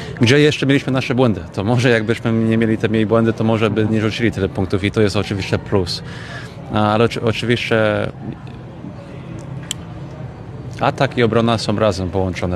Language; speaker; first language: Polish; early bilingual, heritage; English